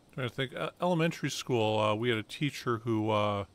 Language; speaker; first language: English; native; English